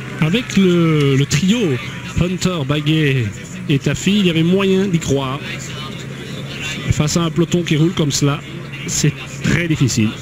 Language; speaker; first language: French; native; French